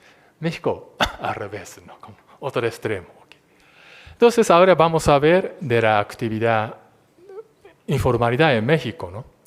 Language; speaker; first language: Spanish; non-native, fluent; Japanese